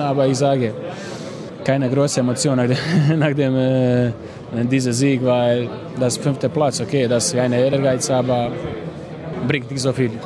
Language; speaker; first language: German; non-native, learner; Croatian